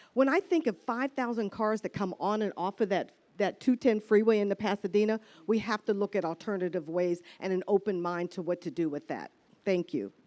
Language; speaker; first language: English; native; English